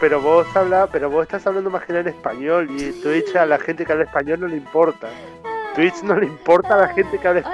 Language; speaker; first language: Spanish; native; Spanish